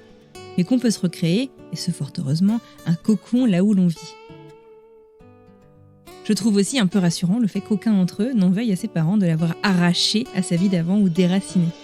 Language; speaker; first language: French; native; French